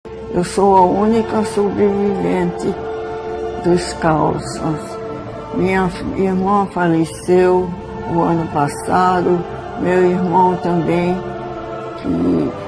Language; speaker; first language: Portuguese; early bilingual, other home language; Swedish